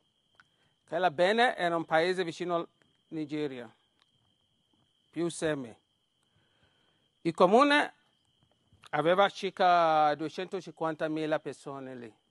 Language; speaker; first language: Italian; non-native, learner; Yoruba